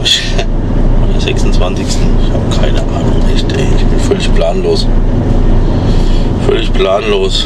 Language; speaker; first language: German; native; German